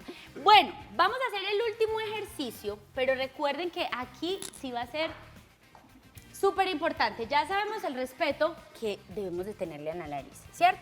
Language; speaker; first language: Spanish; native; Spanish